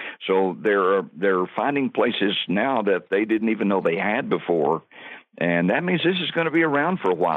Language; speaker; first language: English; native; English